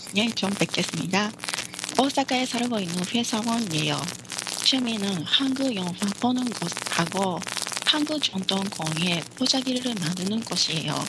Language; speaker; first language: Korean; non-native, learner; Japanese